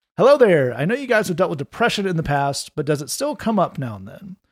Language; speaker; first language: English; native; English